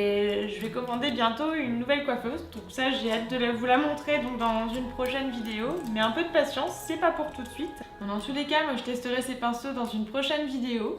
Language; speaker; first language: French; native; French